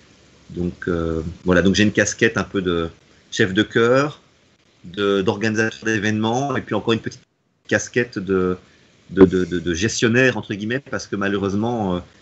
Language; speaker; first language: French; native; French